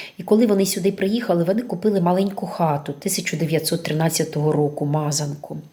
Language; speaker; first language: Ukrainian; non-native, local second language; Russian